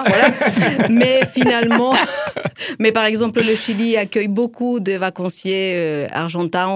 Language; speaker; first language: French; non-native, fluent; Spanish